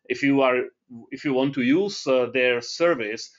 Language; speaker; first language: English; non-native, fluent; Czech